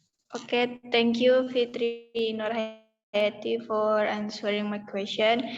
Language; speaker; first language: English; non-native, learner; Indonesian